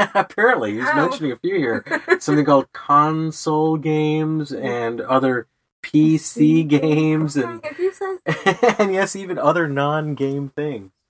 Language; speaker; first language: English; native; English